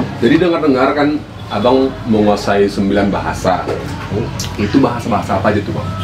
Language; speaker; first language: Indonesian; native; Indonesian